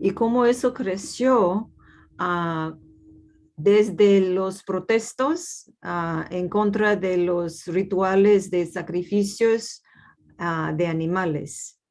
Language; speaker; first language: Spanish; non-native, fluent; Portuguese